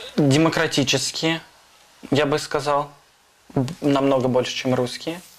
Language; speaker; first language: Russian; non-native, fluent; English